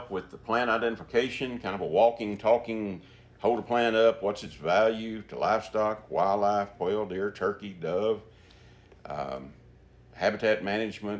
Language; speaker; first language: English; native; English